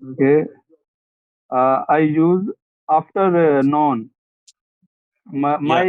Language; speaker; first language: English; non-native, learner; Hindi